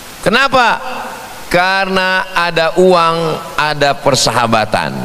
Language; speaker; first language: Indonesian; native; Indonesian